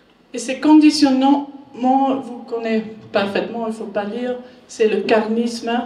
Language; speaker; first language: French; non-native, learner; German